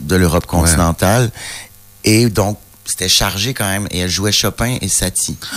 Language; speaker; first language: French; native; French